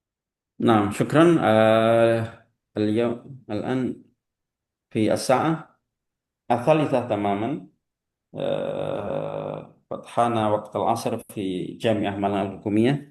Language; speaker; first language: Arabic; non-native, fluent; Indonesian